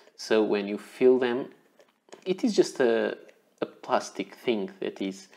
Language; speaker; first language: English; non-native, fluent; Portuguese